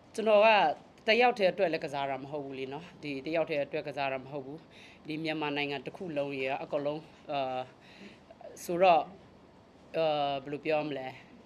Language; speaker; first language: Burmese; native; Burmese